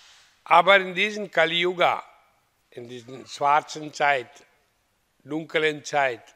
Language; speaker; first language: German; non-native, learner; Hindi